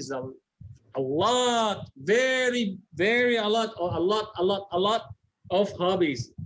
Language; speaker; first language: English; non-native, learner; Arabic